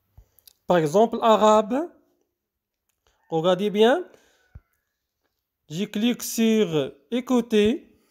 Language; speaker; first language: French; non-native, local second language; Arabic